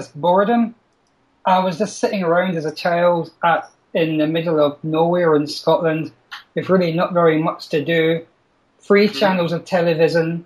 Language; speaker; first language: English; native; English